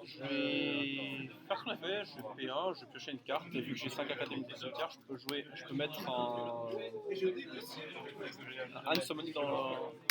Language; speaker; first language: French; native; French